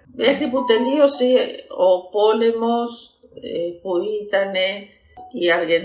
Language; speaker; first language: Greek; early bilingual, heritage; Greek